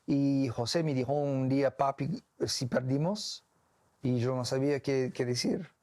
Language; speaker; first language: Spanish; non-native, learner; English